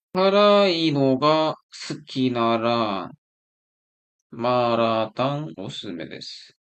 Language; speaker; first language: Japanese; non-native, learner; Korean